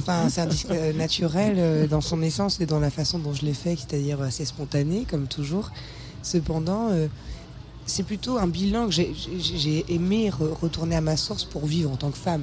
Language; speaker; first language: French; native; French